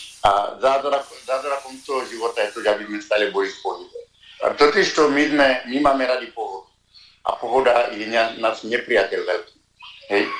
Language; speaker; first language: Slovak; non-native, fluent; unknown